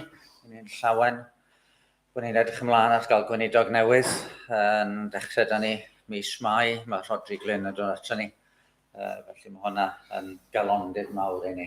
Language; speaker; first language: Welsh; native; Welsh